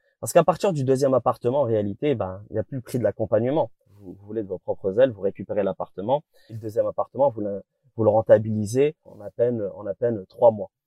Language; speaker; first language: French; native; French